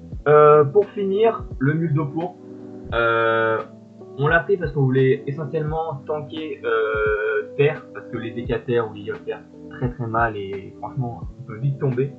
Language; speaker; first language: French; native; French